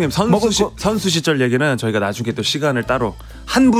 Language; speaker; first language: Korean; native; Korean